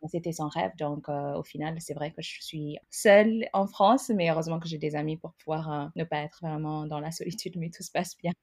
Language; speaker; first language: French; non-native, fluent; Amharic